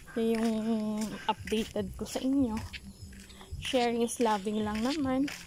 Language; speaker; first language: Filipino; non-native, local second language; Hiligaynon